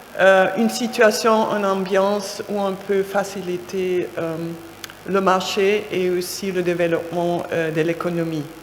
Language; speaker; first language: French; non-native, fluent; German